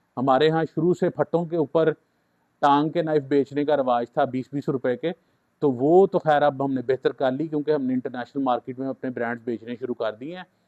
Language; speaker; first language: Urdu; native; Urdu